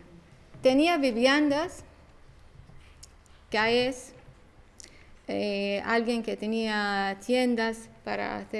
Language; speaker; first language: Spanish; non-native, learner; Arabic